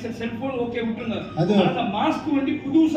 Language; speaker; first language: Tamil; native; Tamil